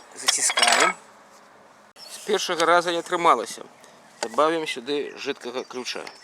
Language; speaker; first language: Belarusian; native; Belarusian